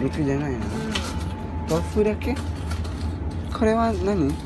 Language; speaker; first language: Japanese; non-native, learner; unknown